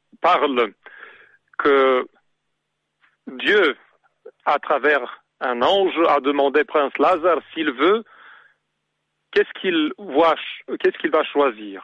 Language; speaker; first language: French; non-native, learner; Serbian